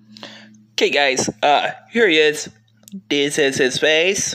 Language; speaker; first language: English; native; English